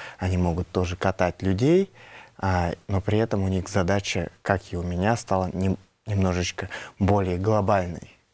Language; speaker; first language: Russian; non-native, local second language; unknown